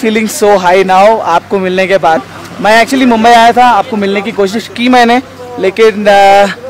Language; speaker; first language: Hindi; non-native, local second language; Telugu